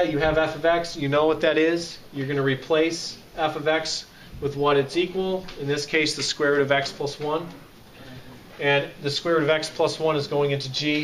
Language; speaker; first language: English; native; English